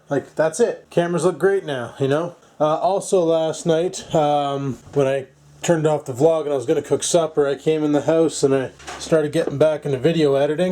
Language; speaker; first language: English; native; English